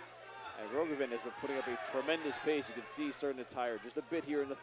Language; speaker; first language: English; native; English